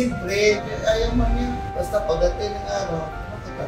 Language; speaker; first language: Filipino; non-native, local second language; Cebuano